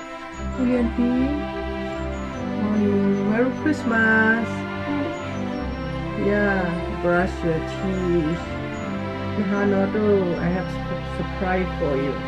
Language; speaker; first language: English; non-native, learner; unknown